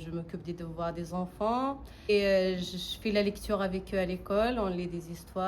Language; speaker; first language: French; non-native, fluent; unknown